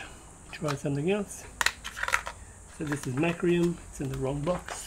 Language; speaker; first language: English; native; English